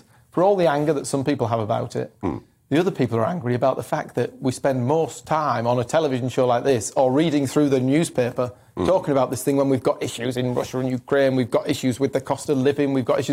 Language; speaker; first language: English; native; English